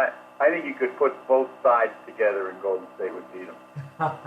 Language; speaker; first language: English; native; English